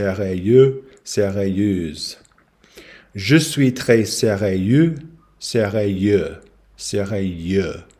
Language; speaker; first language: French; non-native, learner; English